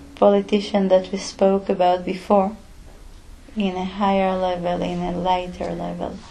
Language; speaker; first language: English; non-native, fluent; Hebrew